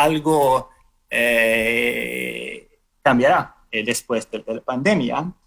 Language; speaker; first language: Spanish; non-native, fluent; Swedish